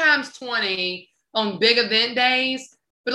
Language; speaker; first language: English; native; English